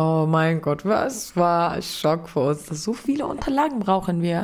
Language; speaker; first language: German; non-native, fluent; Arabic